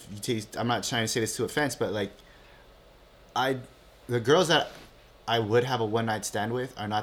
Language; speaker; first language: English; early bilingual, other home language; Filipino